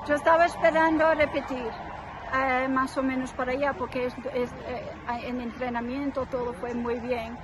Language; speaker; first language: Spanish; non-native, fluent; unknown